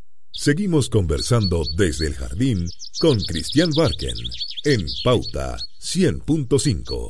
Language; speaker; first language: Spanish; native; Spanish